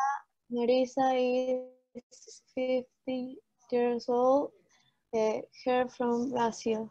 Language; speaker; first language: English; non-native, learner; Spanish